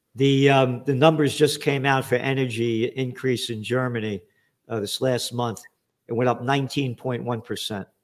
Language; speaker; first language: English; native; English